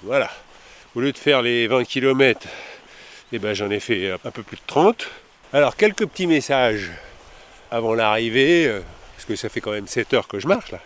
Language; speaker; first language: French; native; French